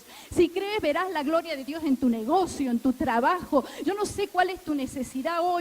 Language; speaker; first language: Spanish; native; Spanish